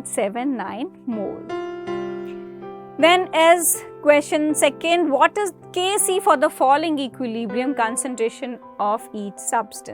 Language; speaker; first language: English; non-native, local second language; Hindi